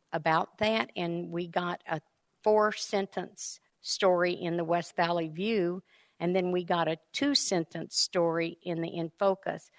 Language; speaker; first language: English; native; English